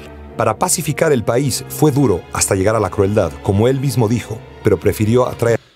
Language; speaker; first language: Spanish; native; Spanish